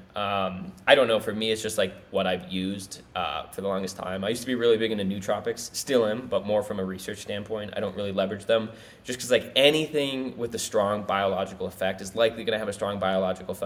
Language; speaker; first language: English; native; English